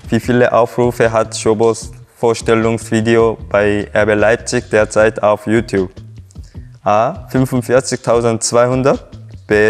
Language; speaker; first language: German; non-native, learner; Korean